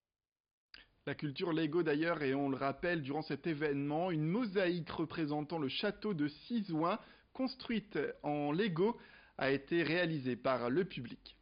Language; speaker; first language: French; native; French